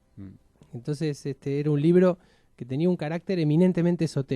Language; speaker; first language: Spanish; native; Spanish